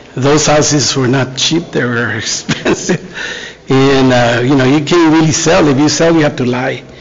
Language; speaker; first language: English; native; English